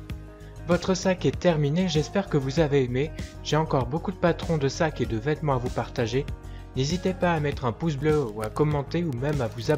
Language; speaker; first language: French; native; French